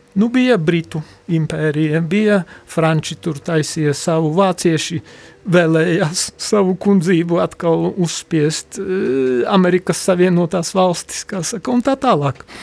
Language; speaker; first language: Latvian; non-native, local second language; Polish